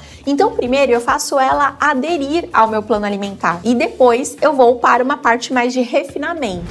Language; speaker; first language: Portuguese; native; Portuguese